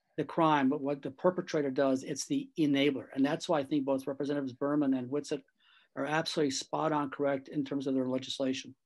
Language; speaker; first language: English; native; English